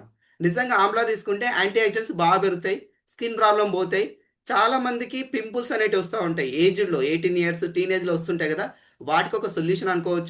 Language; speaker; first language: Telugu; native; Telugu